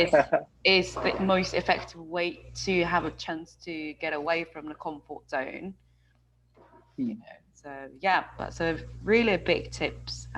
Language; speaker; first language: English; non-native, fluent; Japanese